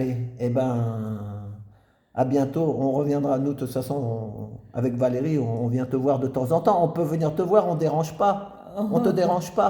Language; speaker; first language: French; native; French